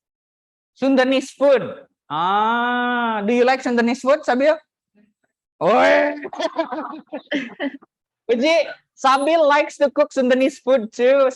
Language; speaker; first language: English; non-native, fluent; Indonesian